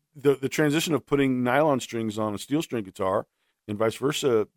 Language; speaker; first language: English; native; English